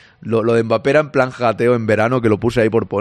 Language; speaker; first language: Spanish; native; Spanish